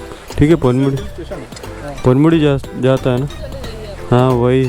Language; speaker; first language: Hindi; non-native, local second language; Malayalam